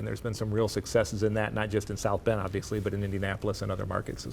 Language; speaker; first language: English; native; English